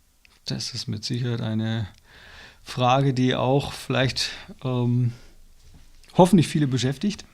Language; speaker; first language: German; native; German